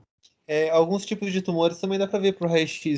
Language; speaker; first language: Portuguese; native; Portuguese